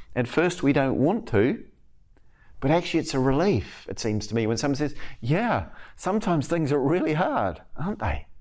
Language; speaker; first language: English; native; English